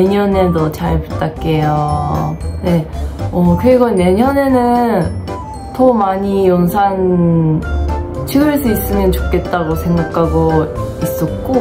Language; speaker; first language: Korean; non-native, fluent; Japanese